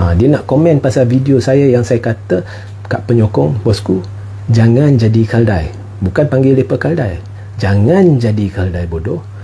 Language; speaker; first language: Malay; non-native, local second language; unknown